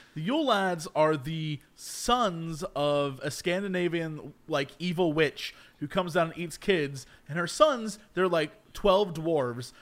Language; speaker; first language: English; native; English